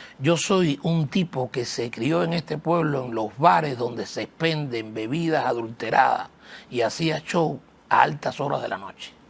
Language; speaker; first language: Spanish; native; Spanish